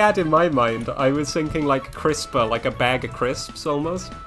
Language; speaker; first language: English; native; English